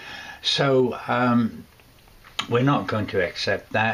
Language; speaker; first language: English; native; English